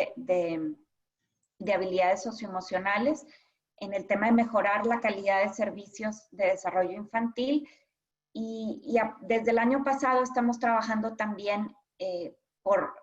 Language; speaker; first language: Spanish; native; Spanish